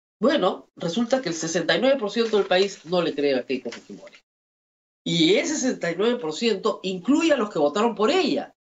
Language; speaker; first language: Spanish; native; Spanish